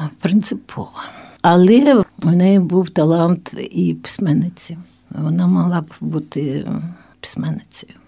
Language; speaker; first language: Ukrainian; non-native, local second language; Russian